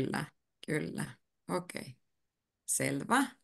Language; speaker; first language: Finnish; native; Finnish